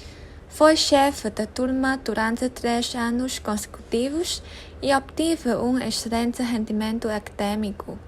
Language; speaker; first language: Portuguese; non-native, learner; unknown